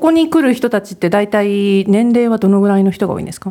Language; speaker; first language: Japanese; native; Japanese